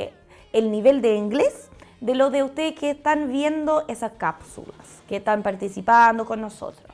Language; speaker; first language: Spanish; non-native, fluent; English